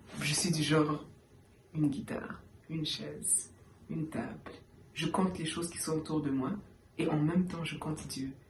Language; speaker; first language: French; early bilingual, heritage; French